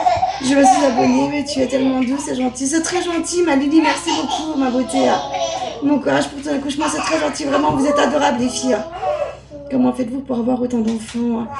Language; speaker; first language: French; native; French